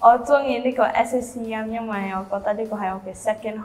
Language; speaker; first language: Cantonese; early bilingual, other home language; Punjabi